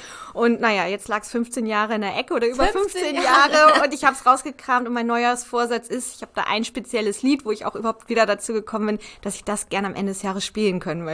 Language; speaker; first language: German; native; German